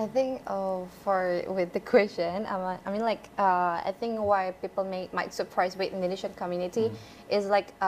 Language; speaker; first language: English; non-native, fluent; Indonesian